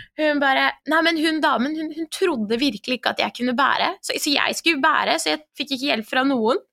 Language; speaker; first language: Norwegian; early bilingual, other home language; Persian